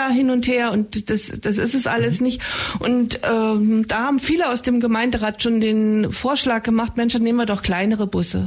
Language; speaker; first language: German; native; German